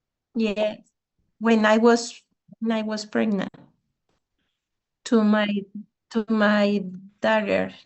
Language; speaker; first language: English; non-native, learner; Spanish